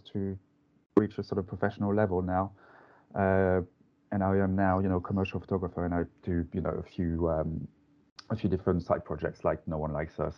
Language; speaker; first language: English; non-native, fluent; French